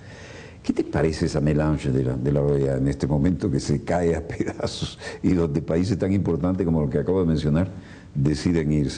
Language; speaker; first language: Spanish; native; Spanish